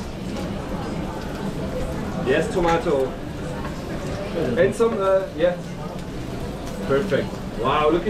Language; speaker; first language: English; non-native, fluent; German